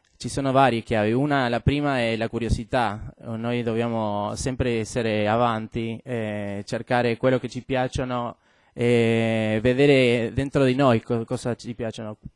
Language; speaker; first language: Italian; non-native, fluent; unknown